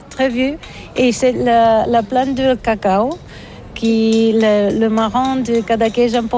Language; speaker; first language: French; non-native, learner; Catalan